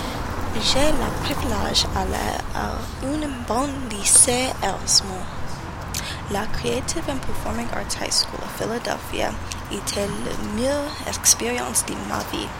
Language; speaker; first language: French; non-native, learner; English